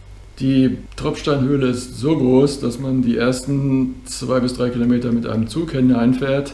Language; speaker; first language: German; native; German